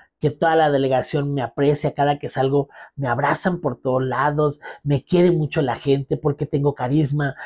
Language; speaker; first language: Spanish; native; Spanish